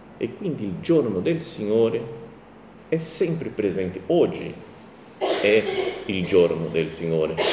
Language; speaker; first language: Italian; non-native, fluent; Portuguese